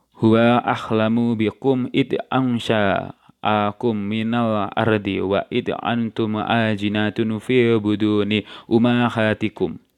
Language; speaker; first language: Indonesian; non-native, local second language; Javanese